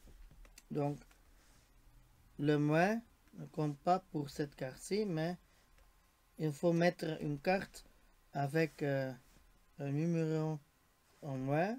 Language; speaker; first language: French; non-native, local second language; Dutch